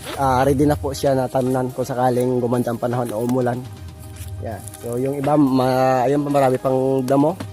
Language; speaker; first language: Filipino; non-native, local second language; Bikol